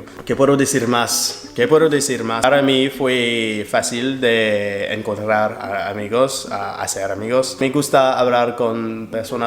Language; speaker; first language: Spanish; non-native, learner; French